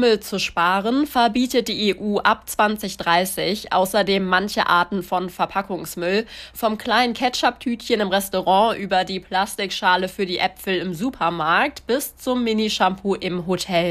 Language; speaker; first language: German; native; German